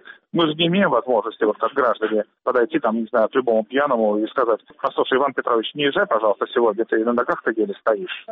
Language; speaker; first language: Russian; native; Russian